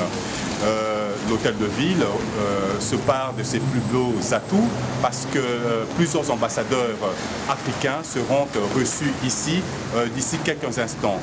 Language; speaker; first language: French; non-native, local second language; Lingala